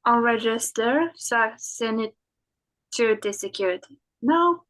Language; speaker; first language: French; non-native, learner; English